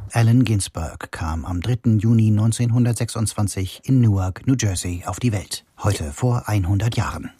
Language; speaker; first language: German; native; German